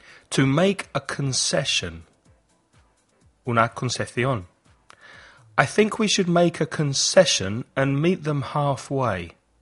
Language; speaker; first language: English; native; English